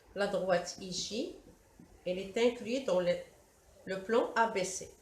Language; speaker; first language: French; non-native, local second language; Arabic